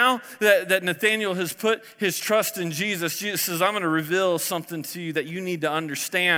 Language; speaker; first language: English; native; English